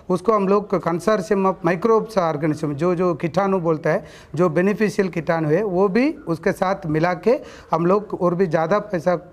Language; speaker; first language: Hindi; non-native, local second language; Kannada